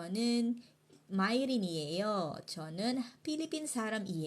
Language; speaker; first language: Korean; non-native, fluent; Filipino